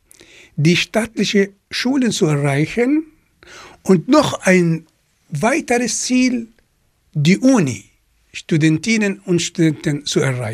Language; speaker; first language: German; non-native, fluent; Arabic